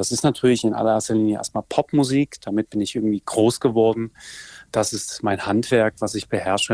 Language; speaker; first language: German; native; German